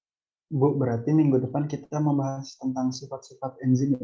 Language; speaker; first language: Indonesian; native; Indonesian